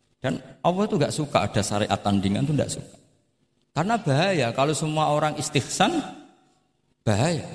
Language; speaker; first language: Indonesian; non-native, local second language; Javanese